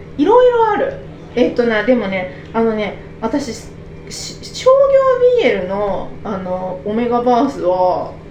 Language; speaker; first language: Japanese; native; Japanese